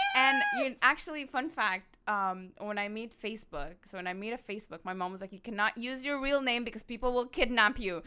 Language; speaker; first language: English; early bilingual, other home language; Arabic